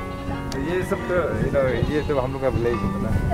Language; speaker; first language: Hindi; non-native, local second language; Manipuri